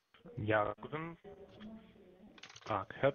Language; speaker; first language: German; non-native, learner; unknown